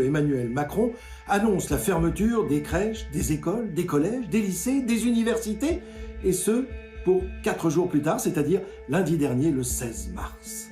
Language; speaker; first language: French; native; French